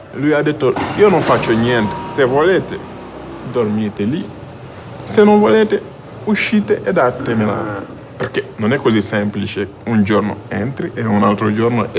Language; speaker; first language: Italian; non-native, fluent; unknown